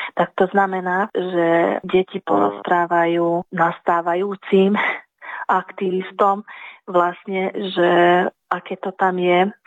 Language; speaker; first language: Slovak; early bilingual, heritage; Slovak